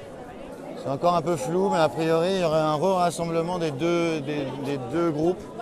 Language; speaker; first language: French; native; French